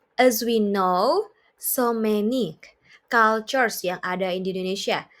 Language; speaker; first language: Indonesian; native; Indonesian